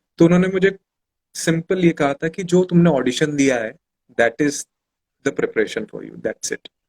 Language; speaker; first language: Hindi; non-native, local second language; Marathi